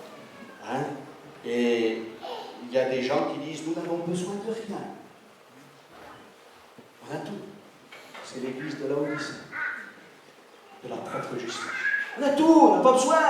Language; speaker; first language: French; native; French